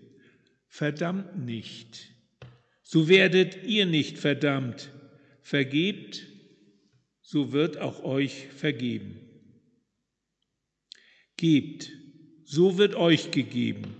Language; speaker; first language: German; native; German